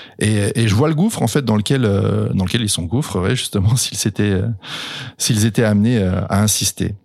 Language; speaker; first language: French; native; French